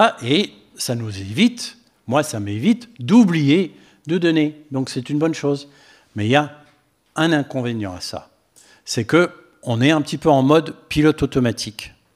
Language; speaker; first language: French; non-native, fluent; English